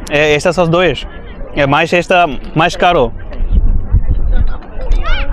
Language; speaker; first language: Portuguese; non-native, learner; Bangla